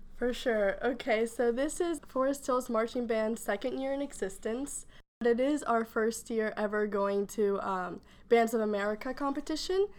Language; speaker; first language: English; early bilingual, other home language; Spanish